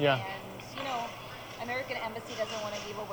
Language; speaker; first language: English; non-native, fluent; Ukrainian